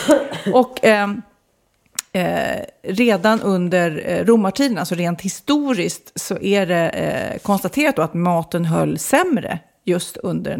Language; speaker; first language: Swedish; native; Swedish